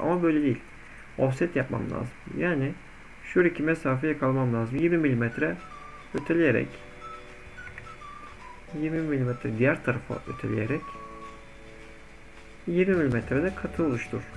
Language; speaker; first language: Turkish; native; Turkish